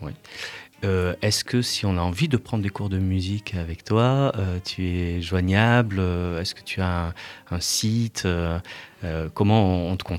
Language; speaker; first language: French; native; French